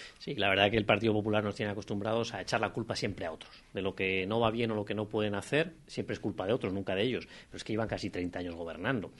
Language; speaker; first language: Spanish; native; Spanish